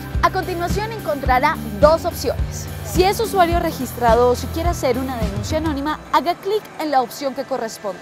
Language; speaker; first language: Spanish; native; Spanish